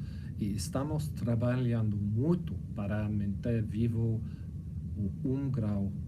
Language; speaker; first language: Portuguese; non-native, fluent; English